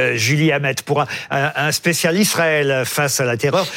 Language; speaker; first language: French; native; French